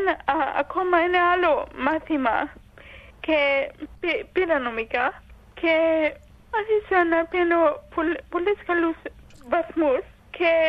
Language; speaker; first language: Greek; early bilingual, heritage; English